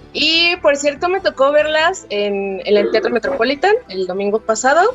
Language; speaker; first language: Spanish; native; Spanish